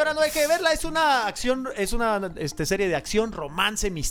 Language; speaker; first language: Spanish; native; Spanish